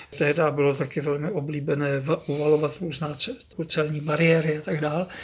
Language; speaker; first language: Czech; native; Czech